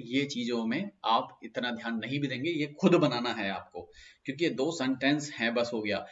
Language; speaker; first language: Hindi; native; Hindi